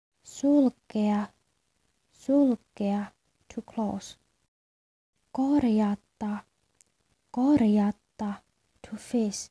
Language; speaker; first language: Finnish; non-native, learner; Burmese